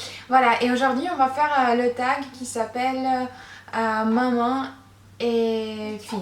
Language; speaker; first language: French; non-native, fluent; Russian